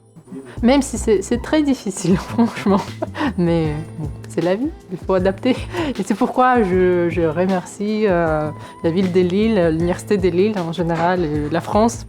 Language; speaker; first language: French; non-native, fluent; Ukrainian